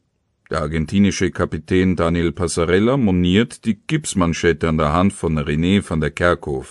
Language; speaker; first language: German; native; German